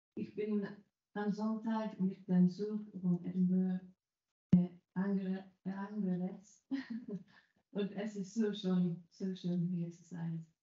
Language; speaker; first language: German; non-native, learner; English